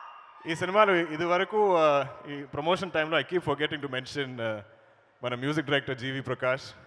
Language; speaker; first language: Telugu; non-native, learner; Malayalam